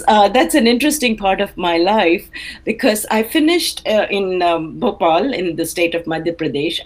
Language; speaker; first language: English; non-native, local second language; Telugu